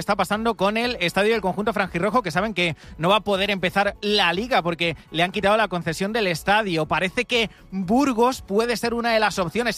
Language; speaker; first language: Spanish; native; Spanish